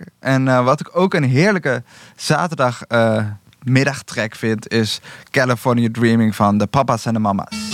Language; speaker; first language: Dutch; native; Dutch